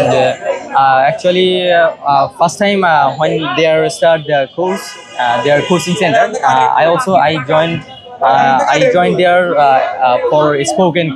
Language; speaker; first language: English; non-native, learner; Bangla